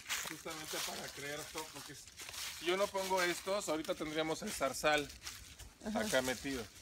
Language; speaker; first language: Spanish; native; Spanish